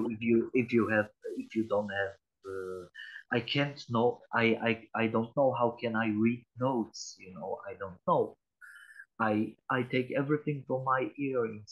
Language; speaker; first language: English; non-native, learner; Polish